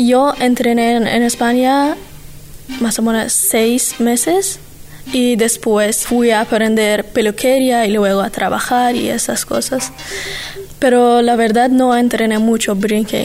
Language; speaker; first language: Spanish; non-native, learner; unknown